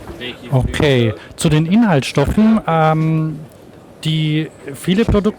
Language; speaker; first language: German; native; German